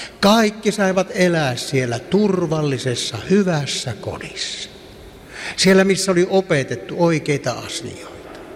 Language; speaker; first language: Finnish; native; Finnish